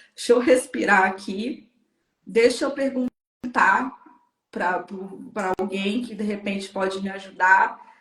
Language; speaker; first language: Portuguese; native; Portuguese